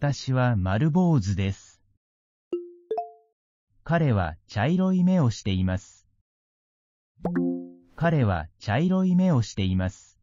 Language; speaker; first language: Japanese; non-native, learner; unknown